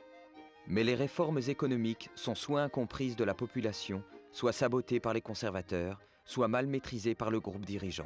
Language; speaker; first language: French; native; French